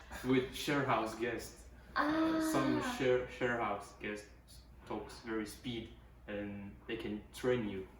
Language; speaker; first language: English; non-native, learner; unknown